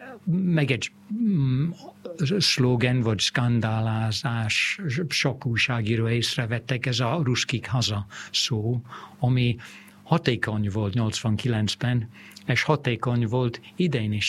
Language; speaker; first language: Hungarian; non-native, fluent; English